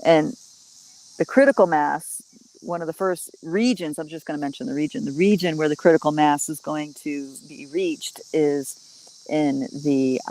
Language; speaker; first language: English; native; English